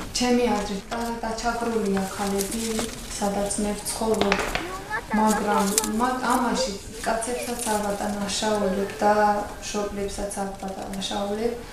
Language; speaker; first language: Georgian; non-native, local second language; Azerbaijani